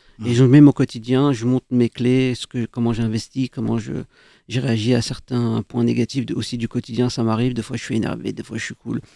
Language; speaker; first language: French; early bilingual, other home language; Arabic